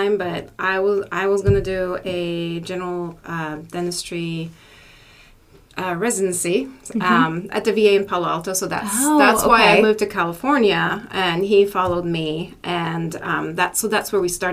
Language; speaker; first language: English; non-native, fluent; Polish